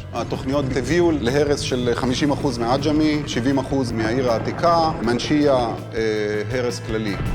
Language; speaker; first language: Hebrew; native; Hebrew